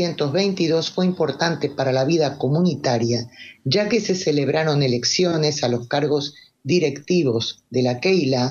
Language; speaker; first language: Spanish; native; Spanish